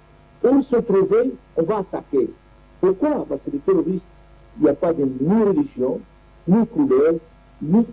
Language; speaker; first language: French; non-native, learner; Arabic